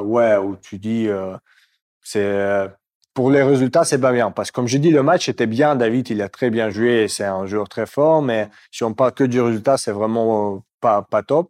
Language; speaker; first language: French; non-native, fluent; Russian